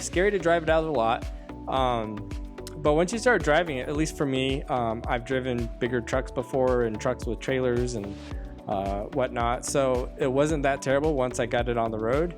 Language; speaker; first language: English; native; English